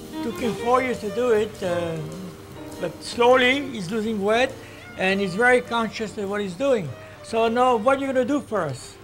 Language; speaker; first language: English; non-native, fluent; French